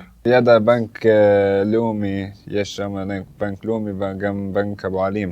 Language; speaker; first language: Hebrew; non-native, local second language; Arabic